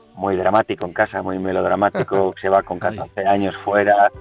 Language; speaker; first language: Spanish; native; Spanish